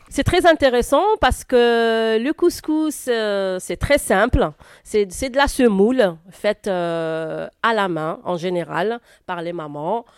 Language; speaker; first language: French; non-native, local second language; Arabic